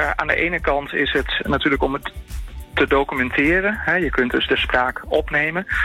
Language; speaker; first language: Dutch; native; Dutch